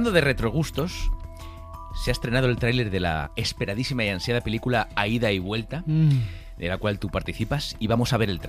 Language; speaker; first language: Spanish; native; Spanish